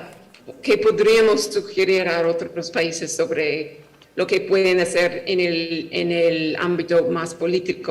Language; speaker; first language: Spanish; non-native, fluent; English